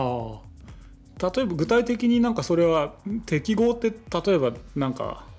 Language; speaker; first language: Japanese; native; Japanese